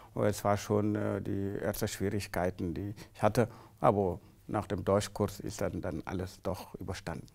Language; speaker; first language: German; non-native, fluent; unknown